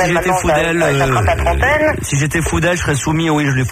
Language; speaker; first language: French; native; French